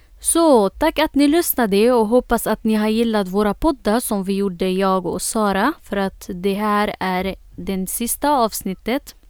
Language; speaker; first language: Swedish; non-native, fluent; Arabic